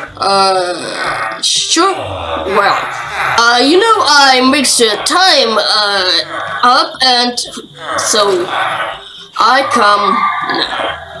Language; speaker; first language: English; non-native, learner; Ukrainian